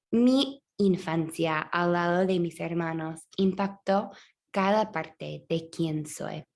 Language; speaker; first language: Spanish; non-native, fluent; English